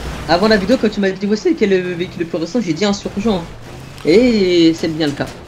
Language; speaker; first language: French; native; French